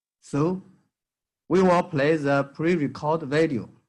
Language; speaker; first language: English; non-native, fluent; Chinese